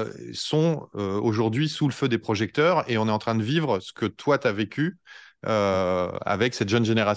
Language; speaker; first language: French; native; French